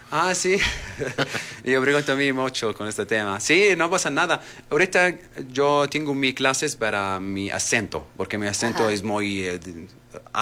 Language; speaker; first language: Spanish; non-native, learner; Arabic